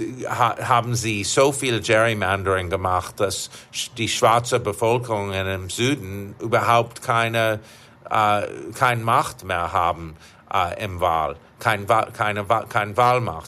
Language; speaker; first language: German; non-native, fluent; English